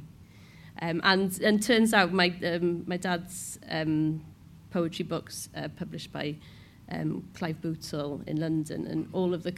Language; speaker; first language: English; non-native, local second language; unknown